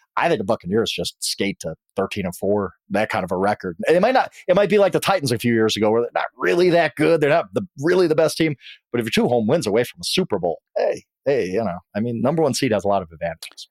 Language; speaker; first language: English; native; English